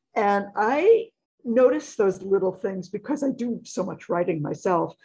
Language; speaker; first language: English; native; English